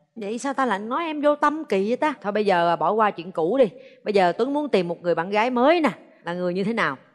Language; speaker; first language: Vietnamese; native; Vietnamese